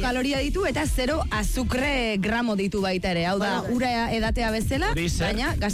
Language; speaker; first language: Basque; native; Basque